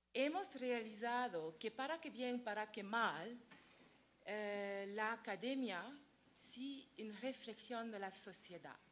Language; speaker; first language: Spanish; non-native, learner; French